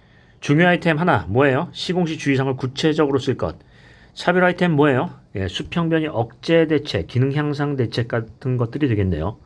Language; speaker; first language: Korean; native; Korean